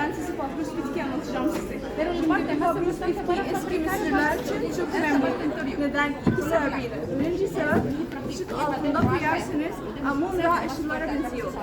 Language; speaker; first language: Turkish; non-native, learner; Arabic